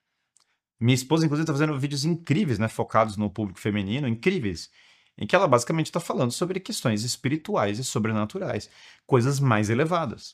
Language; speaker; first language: Portuguese; native; Portuguese